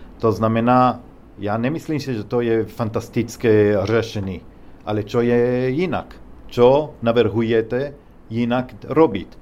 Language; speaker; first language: Czech; non-native, learner; Hebrew